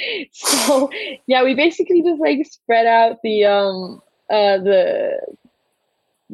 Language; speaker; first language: English; native; English